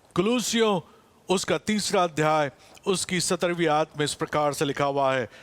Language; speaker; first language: Hindi; non-native, fluent; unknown